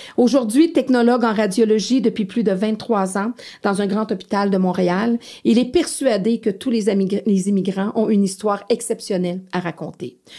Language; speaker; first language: French; native; French